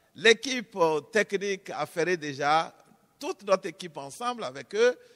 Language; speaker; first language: French; non-native, local second language; Fon